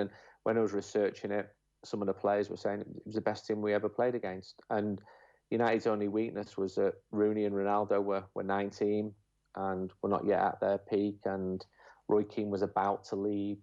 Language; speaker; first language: English; native; English